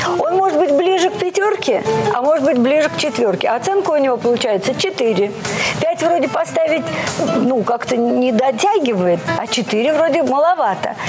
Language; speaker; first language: Russian; native; Russian